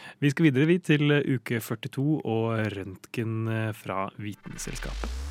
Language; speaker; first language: Norwegian; native; Norwegian